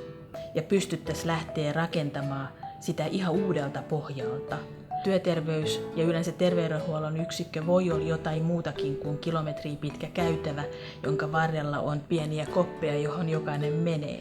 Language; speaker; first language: Finnish; native; Finnish